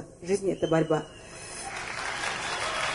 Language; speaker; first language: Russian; non-native, local second language; Uzbek